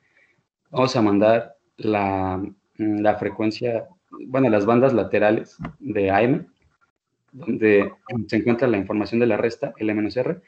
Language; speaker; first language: Spanish; native; Spanish